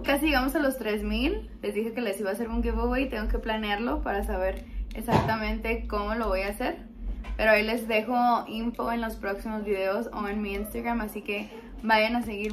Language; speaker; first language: Spanish; native; Spanish